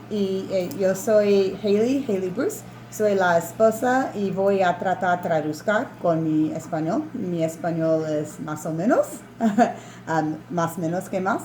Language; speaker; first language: Spanish; non-native, learner; English